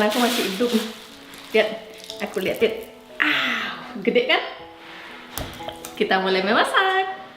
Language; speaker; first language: Indonesian; native; Indonesian